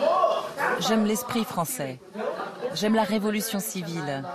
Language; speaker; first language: French; non-native, fluent; Korean